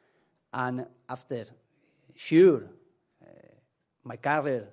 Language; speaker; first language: English; non-native, learner; Spanish